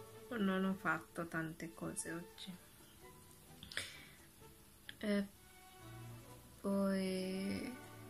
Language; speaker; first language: Italian; non-native, learner; Japanese